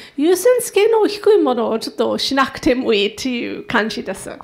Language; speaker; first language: Japanese; non-native, fluent; English